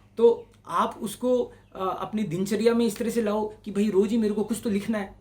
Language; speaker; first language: Hindi; non-native, local second language; Marwari